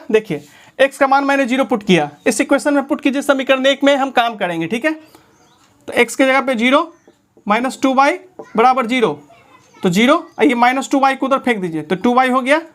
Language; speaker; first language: Hindi; native; Hindi